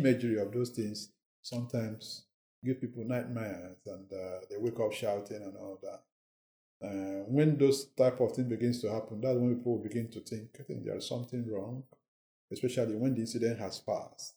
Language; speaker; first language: English; non-native, local second language; Igbo